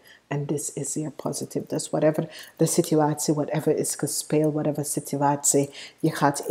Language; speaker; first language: Dutch; non-native, fluent; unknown